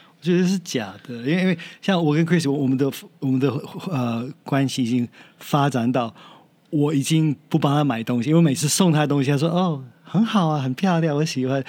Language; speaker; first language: Chinese; non-native, fluent; English